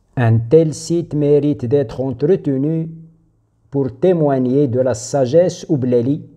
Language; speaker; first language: French; non-native, local second language; Arabic